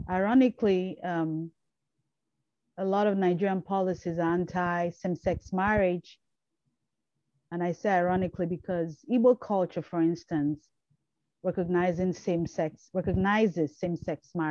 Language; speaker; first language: English; non-native, local second language; Igbo